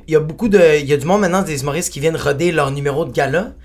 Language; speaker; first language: French; native; French